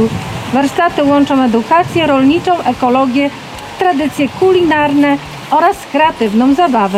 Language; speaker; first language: Polish; native; Polish